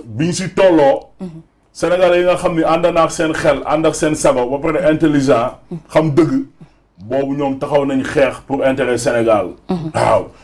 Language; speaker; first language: Wolof; native; Wolof